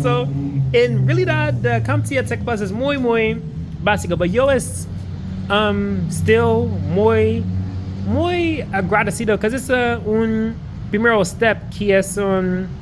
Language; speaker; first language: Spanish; non-native, learner; English